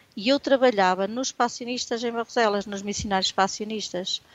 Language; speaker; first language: Portuguese; native; Portuguese